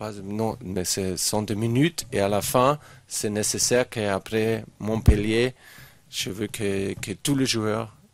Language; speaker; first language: French; non-native, fluent; German